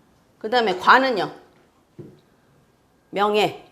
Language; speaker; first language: Korean; native; Korean